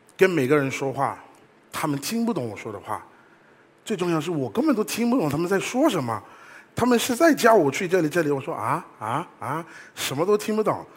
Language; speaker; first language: Chinese; non-native, fluent; English